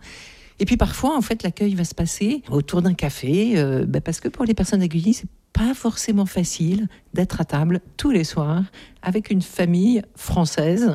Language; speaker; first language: French; native; French